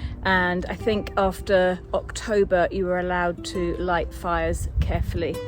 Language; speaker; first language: English; native; English